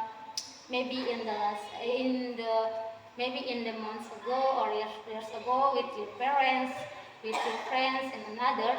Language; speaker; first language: English; non-native, learner; Indonesian